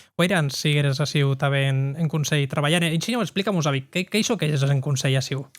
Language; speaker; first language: Occitan; native; Occitan